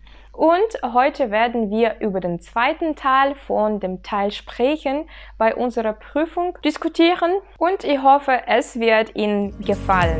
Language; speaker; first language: German; non-native, fluent; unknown